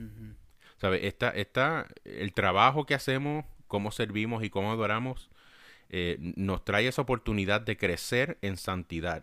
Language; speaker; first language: Spanish; early bilingual, heritage; Spanish